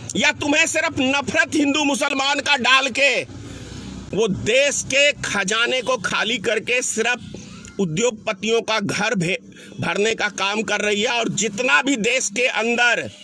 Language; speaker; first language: Hindi; native; Hindi